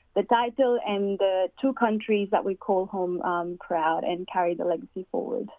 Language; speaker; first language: English; early bilingual, other home language; Hindi